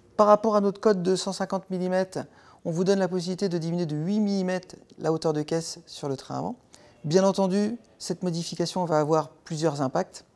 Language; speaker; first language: French; native; French